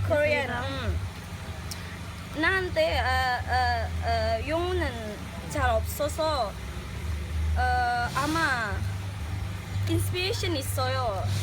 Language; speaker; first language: Korean; non-native, learner; Indonesian